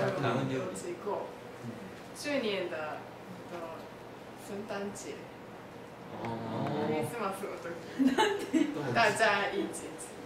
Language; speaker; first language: Chinese; non-native, learner; Japanese